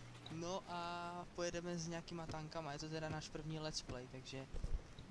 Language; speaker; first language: Czech; native; Czech